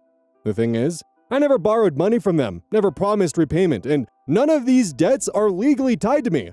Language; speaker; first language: English; native; English